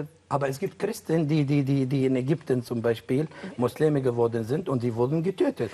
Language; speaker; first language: German; non-native, fluent; Arabic